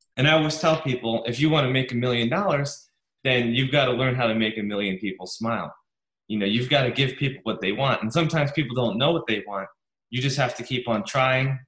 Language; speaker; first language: English; native; English